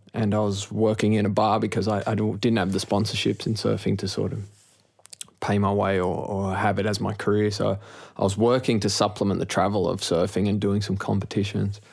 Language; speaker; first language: English; native; English